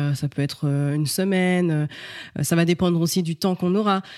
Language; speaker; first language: French; native; French